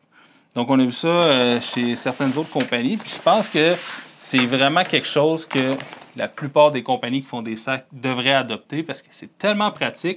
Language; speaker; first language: French; native; French